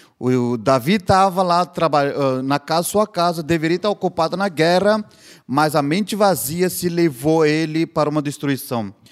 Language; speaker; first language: Portuguese; non-native, fluent; Hindi